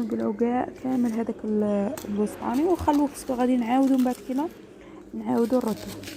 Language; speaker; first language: Arabic; native; Arabic